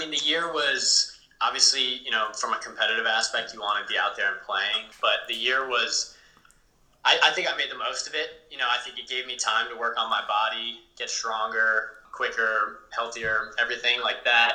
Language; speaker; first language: English; native; English